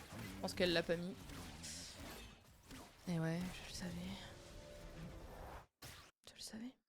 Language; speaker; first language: French; native; French